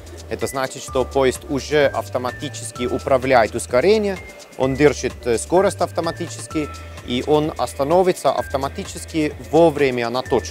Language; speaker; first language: Russian; non-native, learner; German